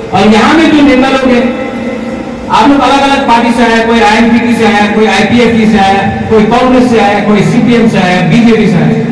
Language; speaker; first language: Hindi; non-native, local second language; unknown